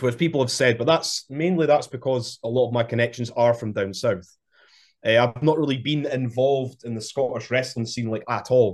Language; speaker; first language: English; native; English